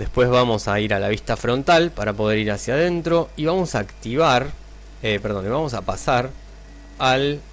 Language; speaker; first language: Spanish; native; Spanish